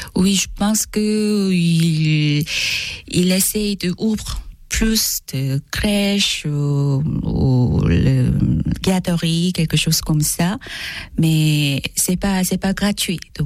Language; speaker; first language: French; non-native, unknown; Korean